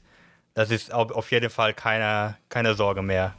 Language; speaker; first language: German; non-native, fluent; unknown